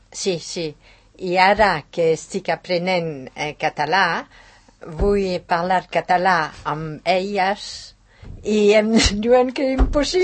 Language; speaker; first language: Catalan; non-native, learner; French